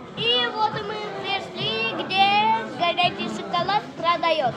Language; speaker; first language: Russian; non-native, local second language; Kazakh